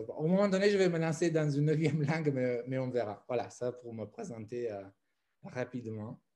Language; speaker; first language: French; non-native, fluent; Italian